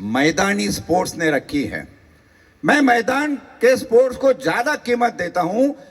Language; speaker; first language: Hindi; non-native, local second language; Marathi